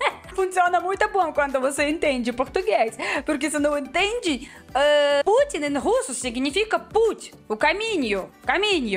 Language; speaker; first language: Portuguese; non-native, learner; Russian